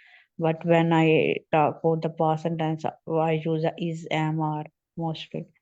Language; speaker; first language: English; non-native, learner; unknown